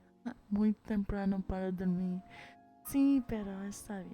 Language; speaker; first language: Spanish; early bilingual, heritage; English